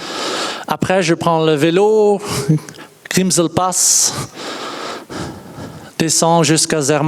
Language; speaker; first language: French; non-native, learner; Dutch